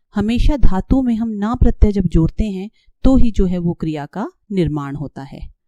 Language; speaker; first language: Hindi; native; Hindi